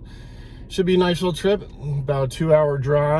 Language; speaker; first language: English; native; English